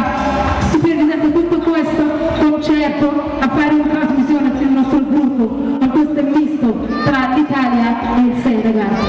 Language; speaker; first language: Italian; non-native, fluent; Wolof